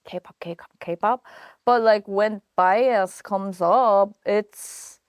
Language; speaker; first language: English; non-native, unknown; Korean